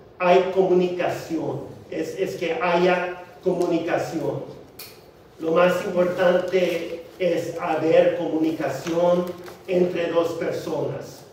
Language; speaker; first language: Spanish; non-native, fluent; English